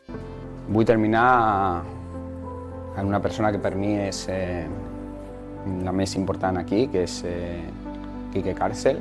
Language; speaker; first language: Catalan; non-native, learner; Spanish